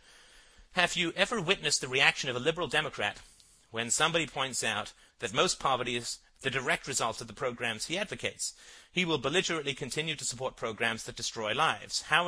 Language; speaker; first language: English; native; English